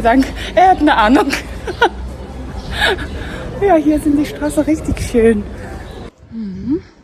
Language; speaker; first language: German; non-native, learner; Mongolian